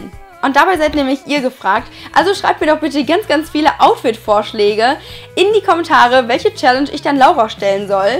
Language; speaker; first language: German; native; German